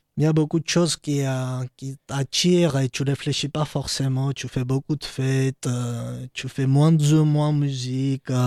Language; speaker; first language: French; non-native, learner; Georgian